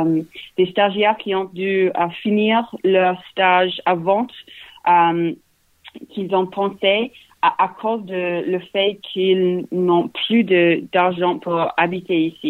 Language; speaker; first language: French; non-native, learner; English